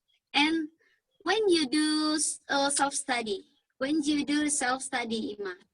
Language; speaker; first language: English; non-native, learner; Indonesian